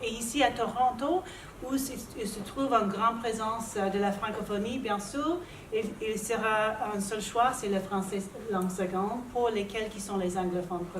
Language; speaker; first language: French; non-native, local second language; English